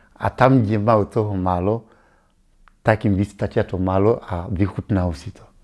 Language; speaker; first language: Slovak; non-native, fluent; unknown